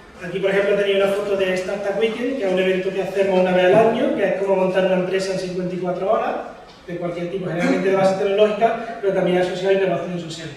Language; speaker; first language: Spanish; native; Spanish